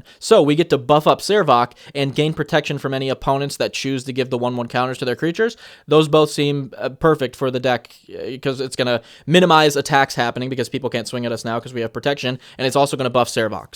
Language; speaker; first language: English; native; English